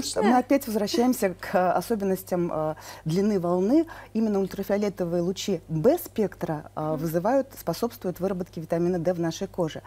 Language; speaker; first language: Russian; native; Russian